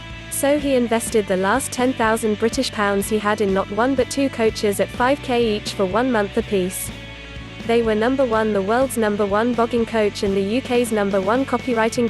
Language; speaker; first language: English; native; English